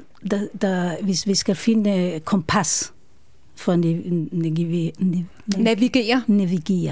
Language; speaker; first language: Danish; non-native, fluent; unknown